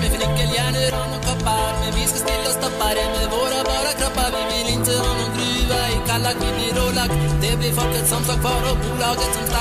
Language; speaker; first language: Swedish; native; Swedish